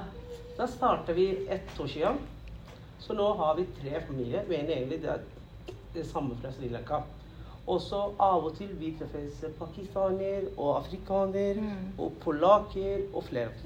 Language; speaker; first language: Norwegian; non-native, learner; Tamil